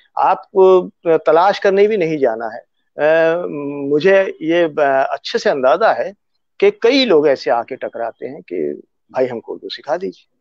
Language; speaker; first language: Urdu; native; Urdu